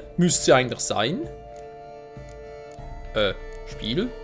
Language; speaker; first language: German; native; German